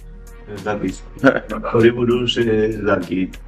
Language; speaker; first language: Basque; non-native, learner; Spanish